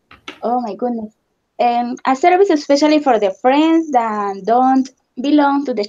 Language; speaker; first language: English; non-native, learner; Spanish